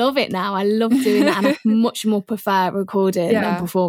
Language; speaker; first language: English; native; English